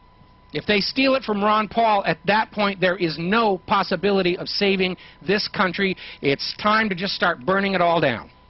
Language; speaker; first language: English; native; English